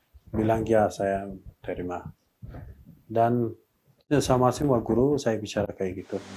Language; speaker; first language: Indonesian; non-native, learner; Persian